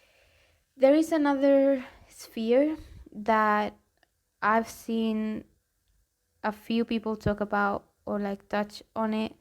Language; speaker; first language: English; non-native, fluent; Spanish